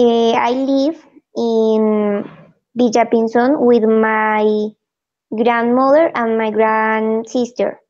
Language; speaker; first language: English; non-native, learner; Spanish